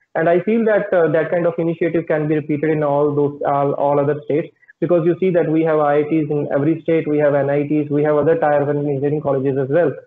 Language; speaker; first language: English; non-native, local second language; Punjabi